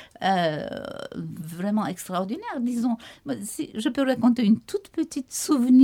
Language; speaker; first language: French; non-native, fluent; Turkish